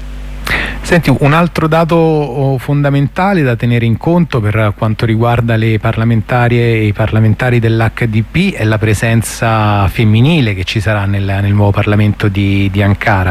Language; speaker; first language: Italian; native; Italian